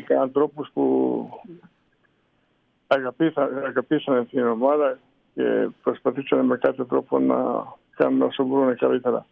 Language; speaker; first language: Greek; non-native, fluent; Serbian